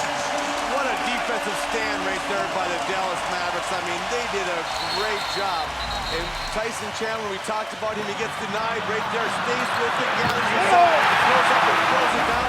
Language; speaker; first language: English; native; English